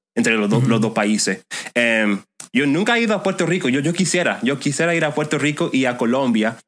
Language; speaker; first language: Spanish; non-native, fluent; English